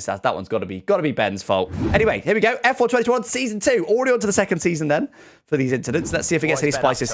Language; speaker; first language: English; native; English